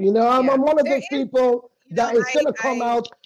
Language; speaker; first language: English; non-native, local second language; Krio